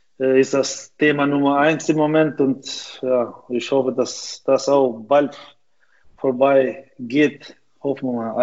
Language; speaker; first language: German; non-native, fluent; Albanian